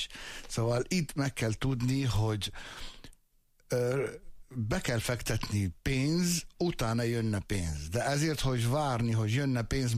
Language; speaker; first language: Hungarian; non-native, fluent; Arabic